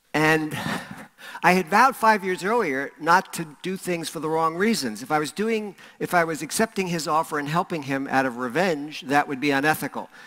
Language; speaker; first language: English; native; English